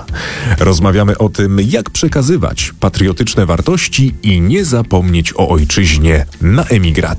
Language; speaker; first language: Polish; native; Polish